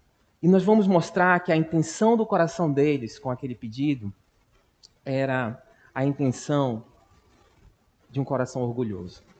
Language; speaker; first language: Portuguese; native; Portuguese